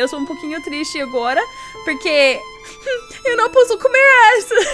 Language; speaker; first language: Portuguese; non-native, learner; English